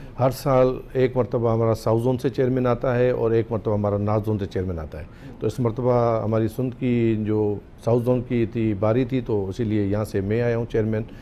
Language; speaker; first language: Urdu; native; Urdu